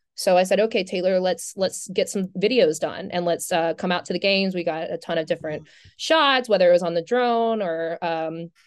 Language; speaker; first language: English; native; English